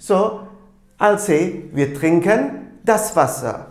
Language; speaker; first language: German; non-native, fluent; Turkish